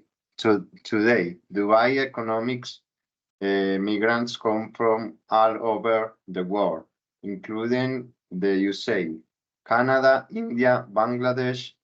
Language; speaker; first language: English; non-native, learner; Spanish